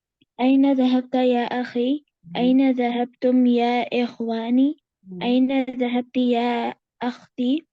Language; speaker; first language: Arabic; non-native, learner; Urdu